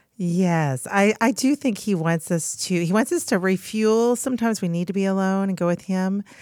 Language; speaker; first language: English; native; English